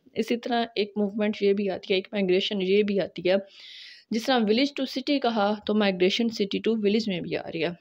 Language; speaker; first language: Urdu; native; Urdu